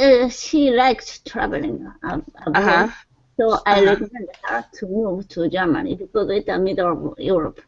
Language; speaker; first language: English; non-native, learner; Japanese